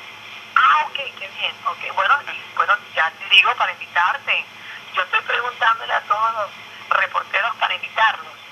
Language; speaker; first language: Spanish; early bilingual, other home language; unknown